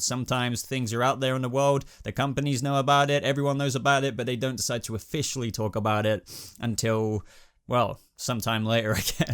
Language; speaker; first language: English; native; English